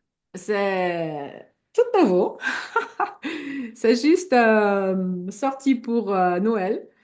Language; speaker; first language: French; non-native, fluent; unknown